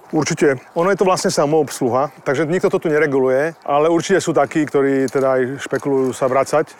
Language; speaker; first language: Slovak; native; Slovak